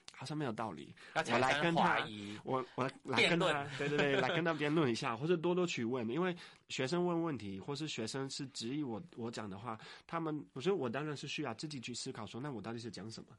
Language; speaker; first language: Chinese; non-native, fluent; Dutch